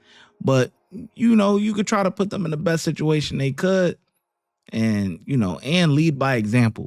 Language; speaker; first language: English; native; English